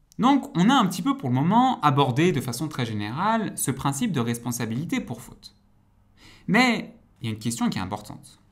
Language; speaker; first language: French; native; French